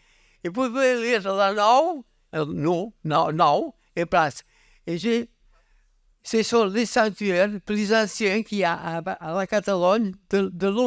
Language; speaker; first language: French; non-native, learner; Catalan